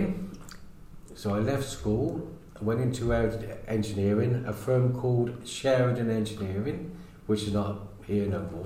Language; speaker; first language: English; native; English